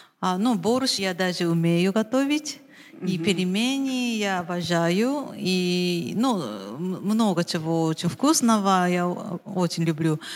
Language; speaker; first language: Russian; non-native, fluent; Japanese